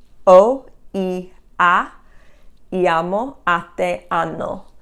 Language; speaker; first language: Italian; non-native, fluent; English